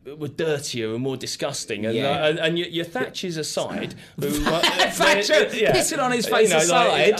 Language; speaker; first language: English; native; English